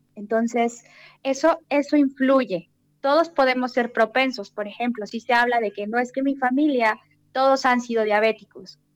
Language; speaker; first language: Spanish; native; Spanish